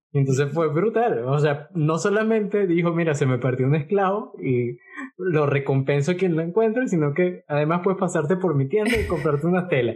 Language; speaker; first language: Spanish; native; Spanish